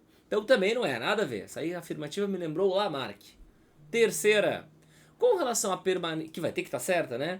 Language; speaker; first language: Portuguese; native; Portuguese